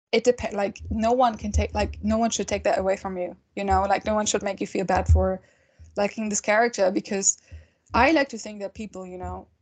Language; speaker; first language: English; non-native, fluent; German